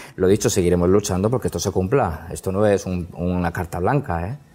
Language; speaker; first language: Spanish; native; Spanish